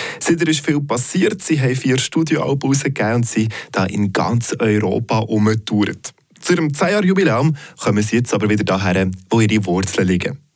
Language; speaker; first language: German; native; German